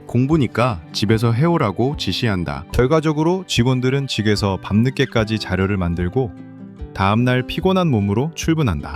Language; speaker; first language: Korean; native; Korean